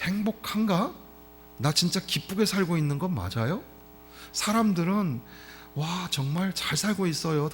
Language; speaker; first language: Korean; native; Korean